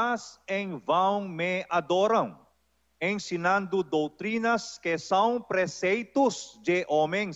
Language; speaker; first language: Portuguese; native; Portuguese